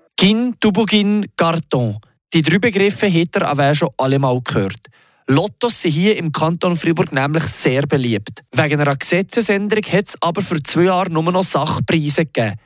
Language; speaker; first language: German; native; German